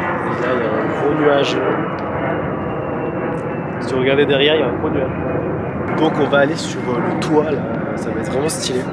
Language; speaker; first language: French; native; French